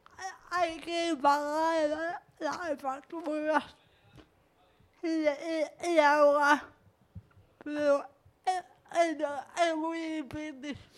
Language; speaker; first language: Spanish; non-native, learner; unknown